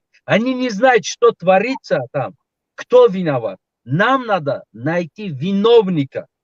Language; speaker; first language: Russian; non-native, local second language; Tajik